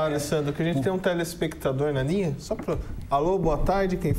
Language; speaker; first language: Portuguese; native; Portuguese